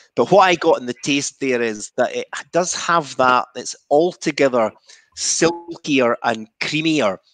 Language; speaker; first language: English; native; English